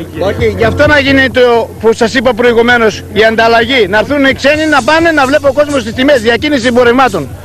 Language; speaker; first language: Greek; non-native, local second language; Turkish